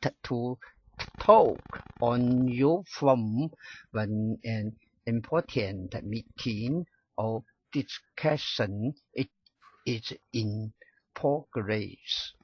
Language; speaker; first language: English; non-native, learner; Chinese